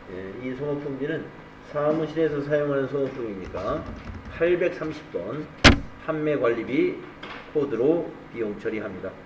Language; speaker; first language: Korean; native; Korean